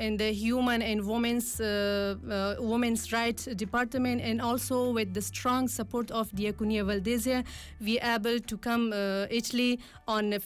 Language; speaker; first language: English; non-native, learner; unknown